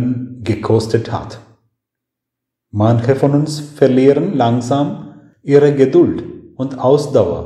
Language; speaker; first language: German; non-native, fluent; Malayalam